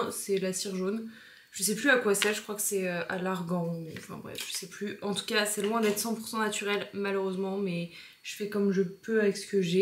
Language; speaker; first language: French; native; French